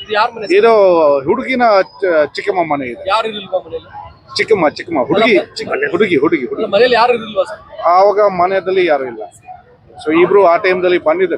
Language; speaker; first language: Kannada; non-native, local second language; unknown